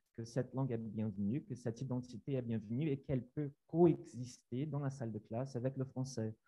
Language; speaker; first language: French; non-native, fluent; Portuguese